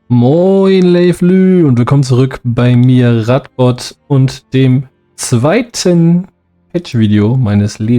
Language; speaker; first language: German; native; German